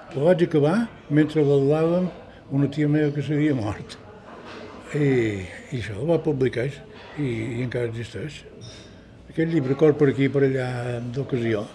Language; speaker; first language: Catalan; native; Catalan